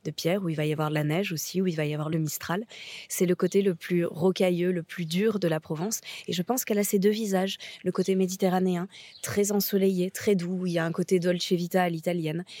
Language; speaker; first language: French; native; French